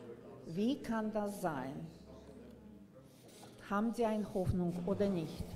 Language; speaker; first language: German; non-native, fluent; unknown